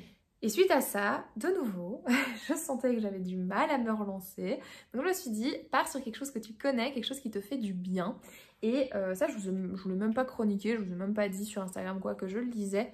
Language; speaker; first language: French; native; French